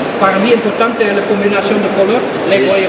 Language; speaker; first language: Spanish; non-native, learner; English